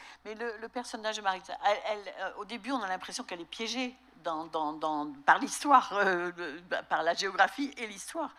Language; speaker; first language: French; native; French